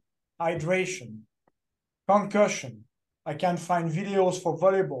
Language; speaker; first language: English; non-native, fluent; French